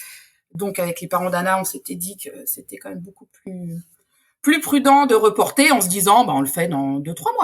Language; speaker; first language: French; native; French